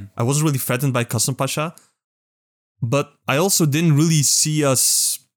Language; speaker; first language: English; non-native, fluent; Dutch